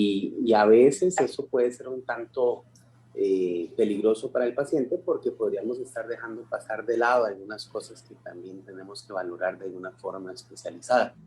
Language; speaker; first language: Spanish; native; Spanish